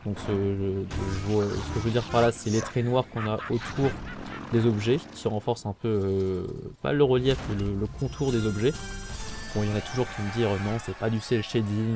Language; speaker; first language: French; native; French